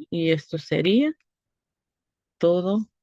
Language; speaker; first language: Spanish; native; Spanish